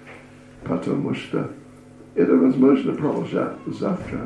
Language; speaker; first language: Russian; non-native, learner; English